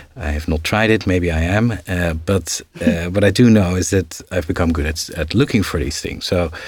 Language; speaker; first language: English; non-native, fluent; Dutch